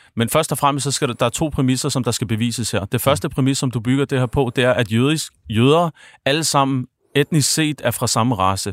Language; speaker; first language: Danish; early bilingual, other home language; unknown